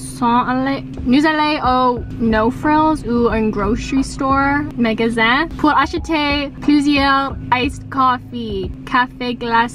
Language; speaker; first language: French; non-native, local second language; English